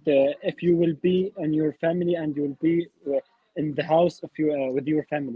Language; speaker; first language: English; non-native, learner; Arabic